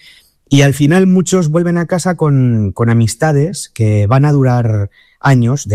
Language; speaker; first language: Spanish; native; Spanish